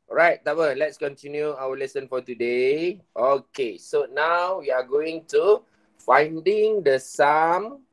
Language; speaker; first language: English; non-native, local second language; Malay